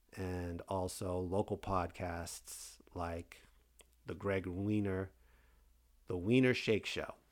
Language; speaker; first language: English; native; English